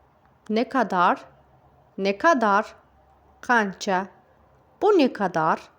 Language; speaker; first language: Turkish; non-native, fluent; Uzbek